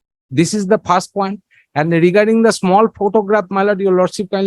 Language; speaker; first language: English; non-native, local second language; Bangla